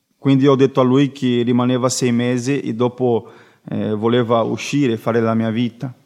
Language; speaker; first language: Italian; non-native, learner; Portuguese